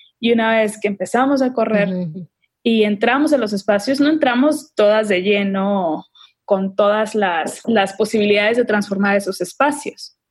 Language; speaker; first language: Spanish; native; Spanish